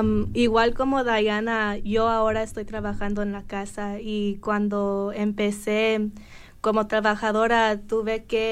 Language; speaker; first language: Spanish; early bilingual, heritage; Spanish